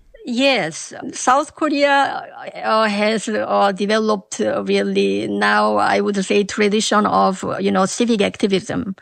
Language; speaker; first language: English; non-native, fluent; Korean